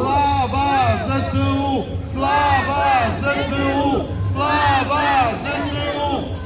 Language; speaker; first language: Ukrainian; native; Ukrainian